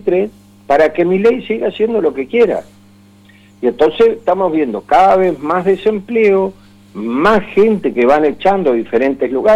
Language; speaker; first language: Spanish; native; Spanish